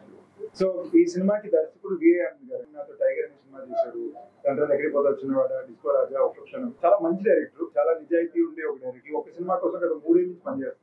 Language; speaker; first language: Telugu; native; Telugu